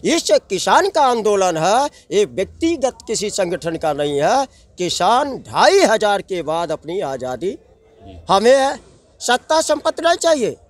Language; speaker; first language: Hindi; native; Hindi